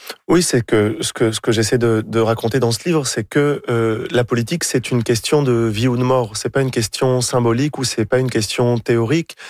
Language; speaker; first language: French; native; French